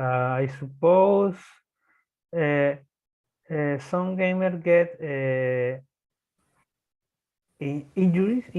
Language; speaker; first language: English; non-native, learner; Spanish